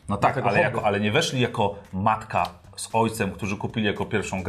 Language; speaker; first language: Polish; native; Polish